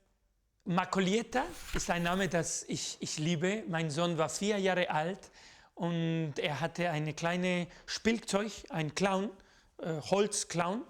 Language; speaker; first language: German; non-native, fluent; Spanish